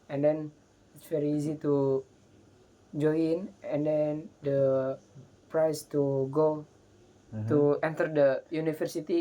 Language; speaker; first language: English; non-native, learner; Indonesian